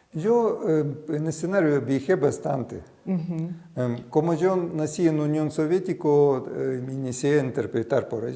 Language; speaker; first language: Spanish; non-native, fluent; Russian